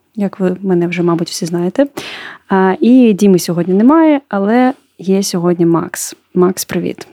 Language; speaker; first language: Ukrainian; non-native, local second language; Russian